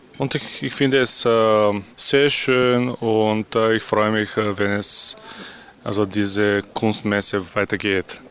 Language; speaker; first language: German; non-native, fluent; Bulgarian